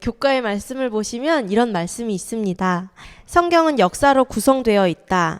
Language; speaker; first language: Korean; native; Korean